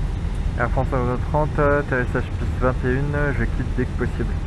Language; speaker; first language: French; native; French